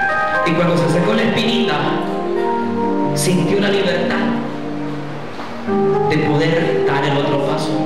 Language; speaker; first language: Spanish; native; Spanish